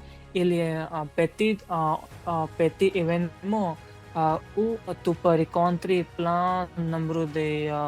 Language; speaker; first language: French; non-native, learner; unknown